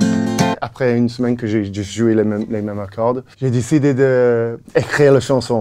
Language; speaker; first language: French; non-native, fluent; English